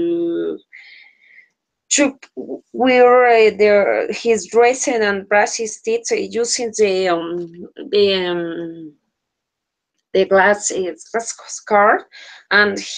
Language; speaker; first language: English; non-native, learner; Spanish